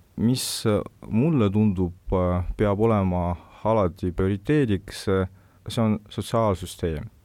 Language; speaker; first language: Estonian; non-native, local second language; Russian